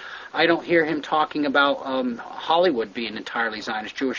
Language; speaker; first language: English; native; English